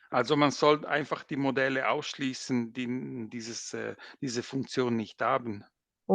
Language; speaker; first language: German; non-native, local second language; French